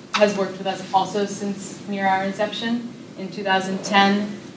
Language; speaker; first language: English; native; English